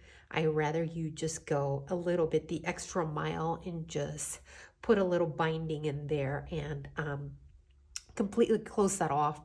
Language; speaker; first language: English; native; English